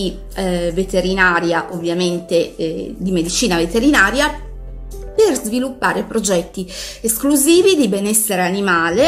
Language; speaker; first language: Italian; native; Italian